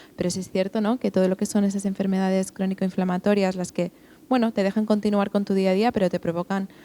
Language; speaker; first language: Spanish; non-native, local second language; Catalan